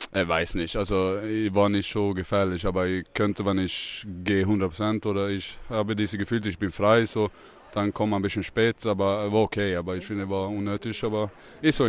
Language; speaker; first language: German; non-native, learner; Swedish